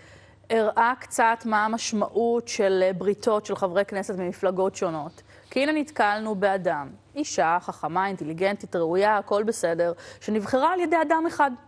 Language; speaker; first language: Hebrew; native; Hebrew